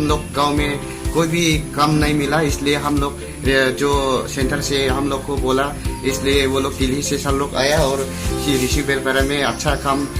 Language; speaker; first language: Hindi; non-native, local second language; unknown